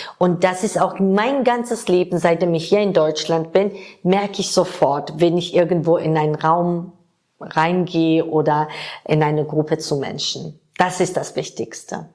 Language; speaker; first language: German; non-native, fluent; Georgian